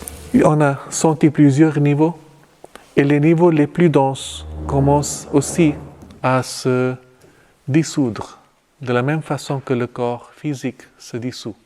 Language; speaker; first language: French; non-native, fluent; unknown